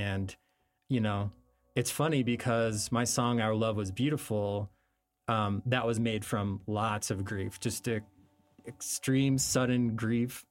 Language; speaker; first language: English; native; English